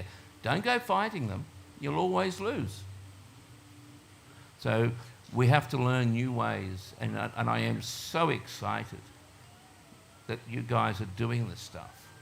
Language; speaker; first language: English; native; English